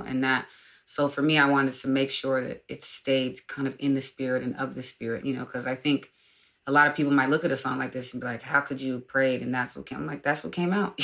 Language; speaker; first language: English; native; English